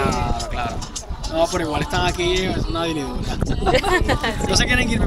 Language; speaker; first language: Spanish; native; Spanish